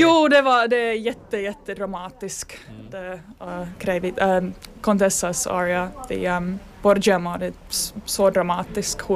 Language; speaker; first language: Swedish; non-native, local second language; Finnish